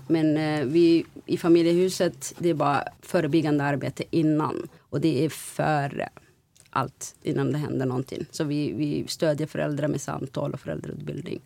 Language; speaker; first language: Swedish; non-native, fluent; Somali